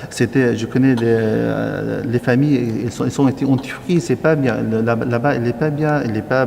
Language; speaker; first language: French; non-native, learner; Arabic